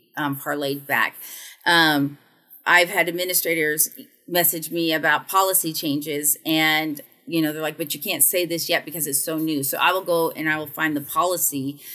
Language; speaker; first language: English; native; English